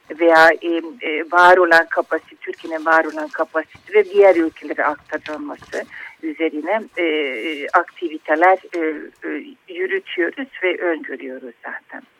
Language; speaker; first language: Turkish; non-native, fluent; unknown